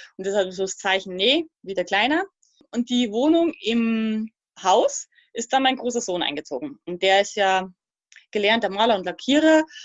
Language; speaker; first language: German; native; German